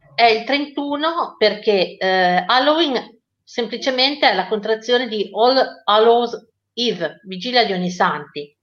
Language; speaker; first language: Italian; native; Italian